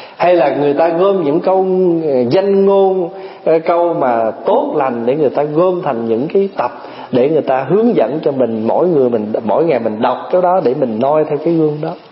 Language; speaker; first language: Vietnamese; early bilingual, other home language; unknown